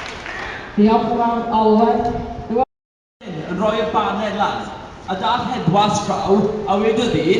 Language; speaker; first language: Welsh; native; Welsh